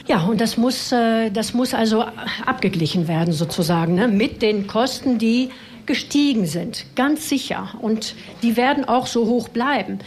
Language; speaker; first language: German; non-native, fluent; French